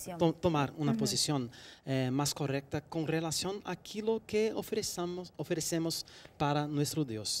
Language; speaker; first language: Spanish; non-native, fluent; Portuguese